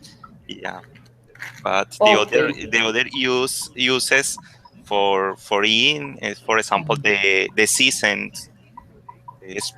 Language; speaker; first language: English; non-native, learner; Spanish